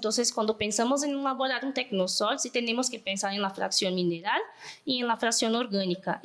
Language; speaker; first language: Spanish; non-native, fluent; Portuguese